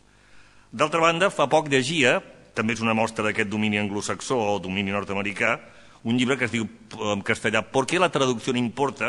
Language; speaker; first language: Catalan; native; Catalan